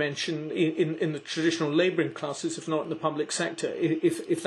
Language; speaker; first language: English; native; English